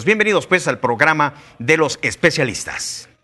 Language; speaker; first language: Spanish; native; Spanish